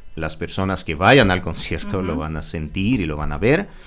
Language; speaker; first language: Spanish; early bilingual, other home language; Armenian